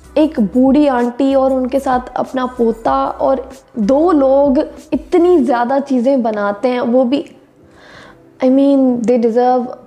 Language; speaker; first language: Urdu; native; Urdu